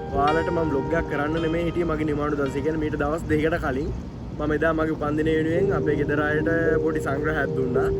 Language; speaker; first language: Sinhala; native; Sinhala